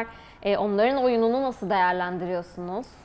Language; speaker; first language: Turkish; native; Turkish